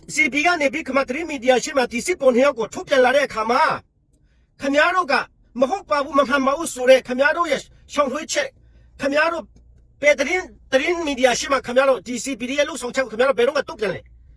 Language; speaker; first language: Burmese; non-native, local second language; Hakha Chin